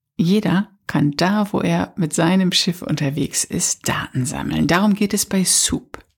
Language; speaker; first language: German; native; German